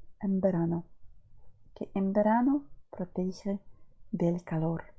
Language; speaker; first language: Spanish; non-native, fluent; Ukrainian